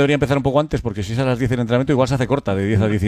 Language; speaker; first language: Spanish; native; Spanish